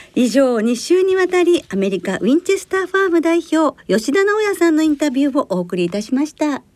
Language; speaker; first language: Japanese; native; Japanese